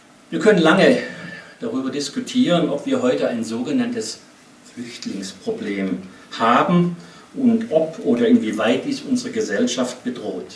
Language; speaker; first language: German; native; German